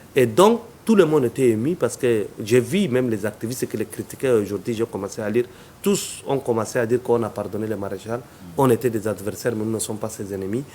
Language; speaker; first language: French; non-native, local second language; Arabic